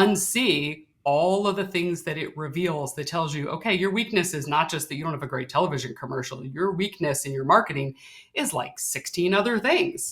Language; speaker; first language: English; native; English